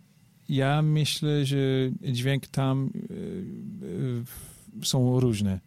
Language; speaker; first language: Polish; non-native, learner; English